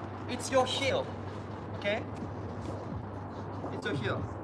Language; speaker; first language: English; non-native, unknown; Japanese